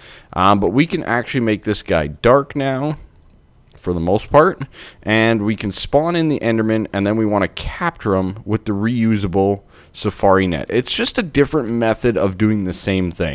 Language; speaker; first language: English; native; English